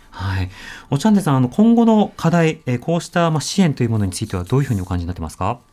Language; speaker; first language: Japanese; native; Japanese